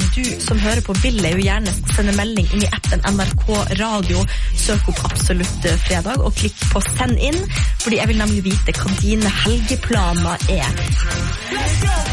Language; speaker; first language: Norwegian; native; Norwegian